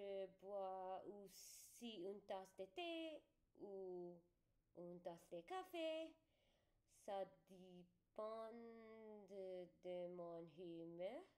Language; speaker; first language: French; non-native, learner; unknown